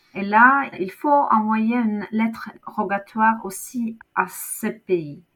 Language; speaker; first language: French; non-native, fluent; Norwegian